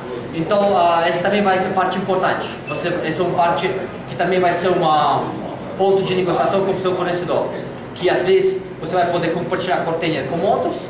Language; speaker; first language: Portuguese; non-native, learner; Russian